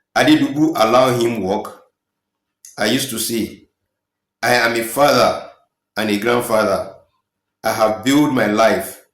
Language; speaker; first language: English; non-native, local second language; Yoruba